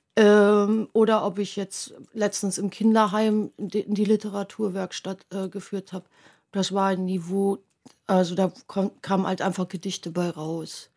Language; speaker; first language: German; native; German